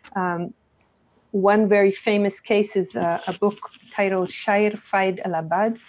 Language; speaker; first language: English; early bilingual, other home language; Hebrew